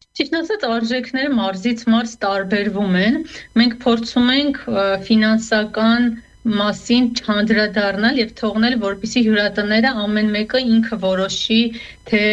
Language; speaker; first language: Armenian; native; Armenian